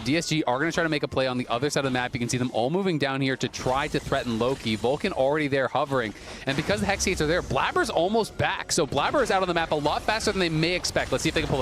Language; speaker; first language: English; native; English